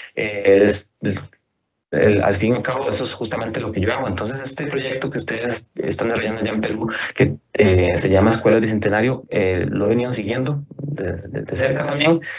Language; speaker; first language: Spanish; native; Spanish